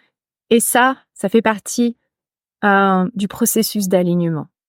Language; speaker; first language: French; native; French